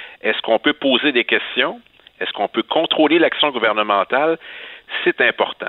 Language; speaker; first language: French; native; French